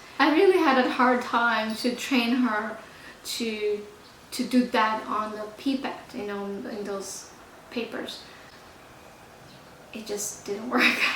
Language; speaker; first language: English; non-native, fluent; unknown